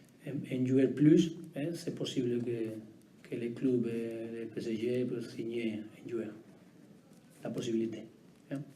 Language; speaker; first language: French; non-native, learner; Spanish